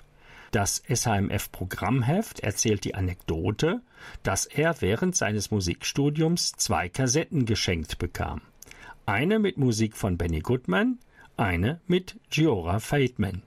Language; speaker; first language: German; native; German